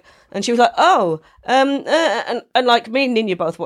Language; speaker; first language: English; native; English